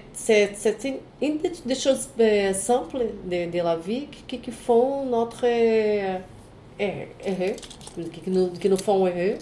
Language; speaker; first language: French; non-native, fluent; Portuguese